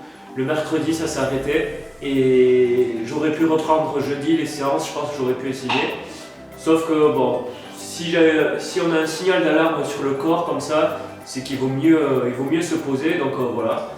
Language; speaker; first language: French; native; French